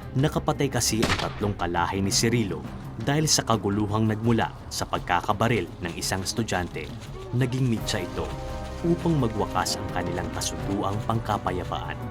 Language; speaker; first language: Filipino; native; Filipino